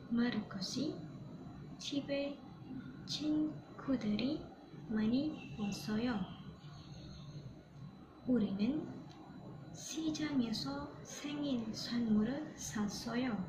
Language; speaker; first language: Korean; non-native, learner; Malay